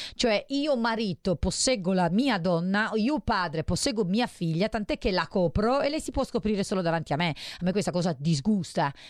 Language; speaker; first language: Italian; native; Italian